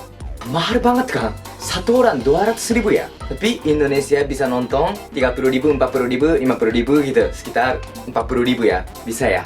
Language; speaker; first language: Indonesian; non-native, learner; Japanese